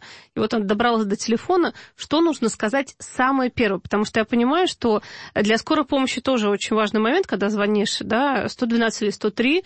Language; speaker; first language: Russian; native; Russian